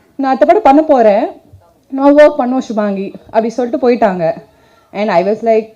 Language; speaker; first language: Tamil; non-native, learner; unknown